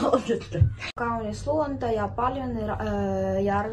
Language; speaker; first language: Finnish; non-native, learner; Russian